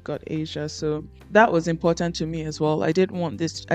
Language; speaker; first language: English; non-native, local second language; Igbo